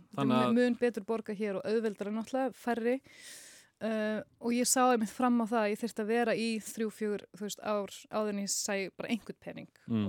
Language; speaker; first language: Icelandic; early bilingual, heritage; Icelandic